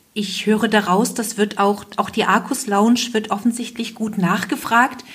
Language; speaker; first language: German; non-native, local second language; Swiss German